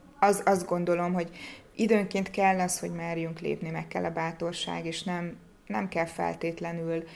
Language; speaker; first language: Hungarian; native; Hungarian